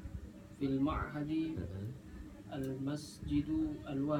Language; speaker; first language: Arabic; non-native, learner; Indonesian